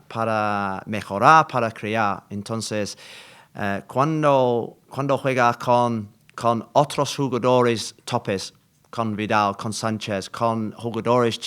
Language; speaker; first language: Spanish; non-native, learner; English